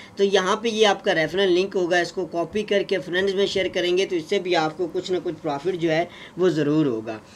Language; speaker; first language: Urdu; native; Urdu